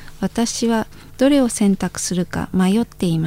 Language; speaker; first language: Japanese; non-native, learner; Indonesian